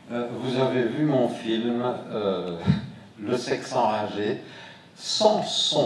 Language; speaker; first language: French; native; French